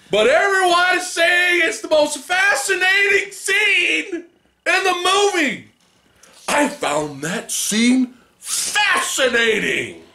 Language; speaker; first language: English; native; English